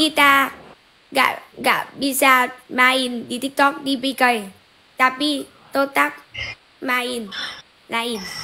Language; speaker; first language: Indonesian; non-native, learner; Vietnamese